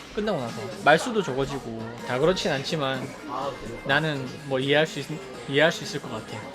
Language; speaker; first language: Korean; native; Korean